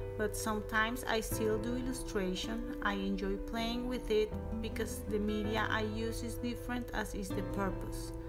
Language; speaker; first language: English; non-native, fluent; Spanish